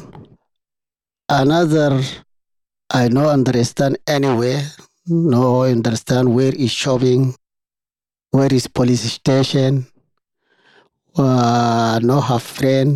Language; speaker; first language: English; non-native, learner; Arabic